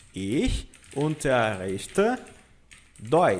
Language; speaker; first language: German; non-native, fluent; Portuguese